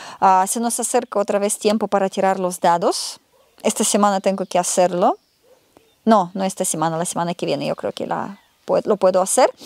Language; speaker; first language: Spanish; non-native, fluent; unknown